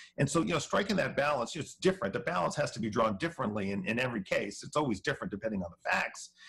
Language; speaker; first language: English; native; English